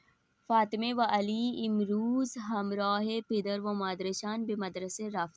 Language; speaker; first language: Persian; non-native, fluent; Urdu